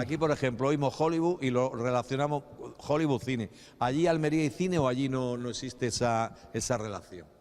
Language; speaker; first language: Spanish; native; Spanish